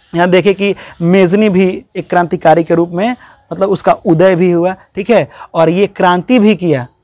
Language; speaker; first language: Hindi; native; Hindi